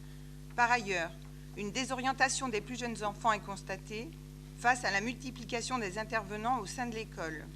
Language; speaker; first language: French; native; French